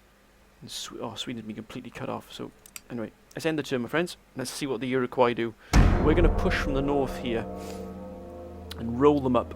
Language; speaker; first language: English; native; English